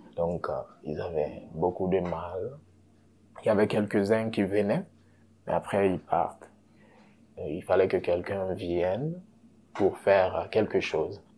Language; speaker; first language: French; non-native, local second language; Susu